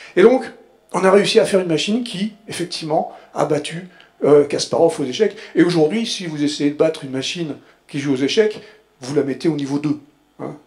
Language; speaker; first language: French; native; French